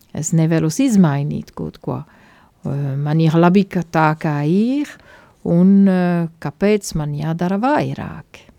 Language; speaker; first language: Latvian; non-native, fluent; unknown